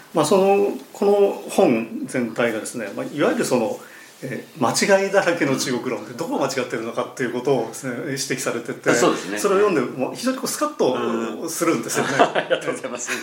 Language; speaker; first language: Japanese; native; Japanese